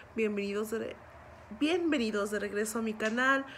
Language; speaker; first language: Spanish; early bilingual, other home language; English